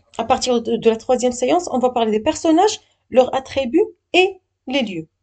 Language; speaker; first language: French; non-native, local second language; Arabic